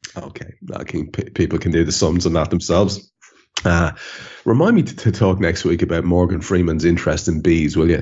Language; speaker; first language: English; native; English